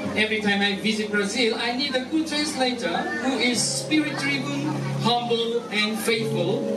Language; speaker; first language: English; non-native, fluent; Korean